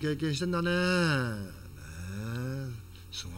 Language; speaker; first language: Japanese; native; Japanese